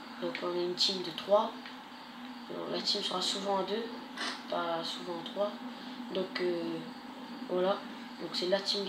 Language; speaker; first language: French; native; French